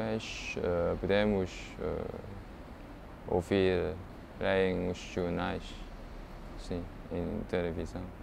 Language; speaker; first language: Portuguese; non-native, learner; Cantonese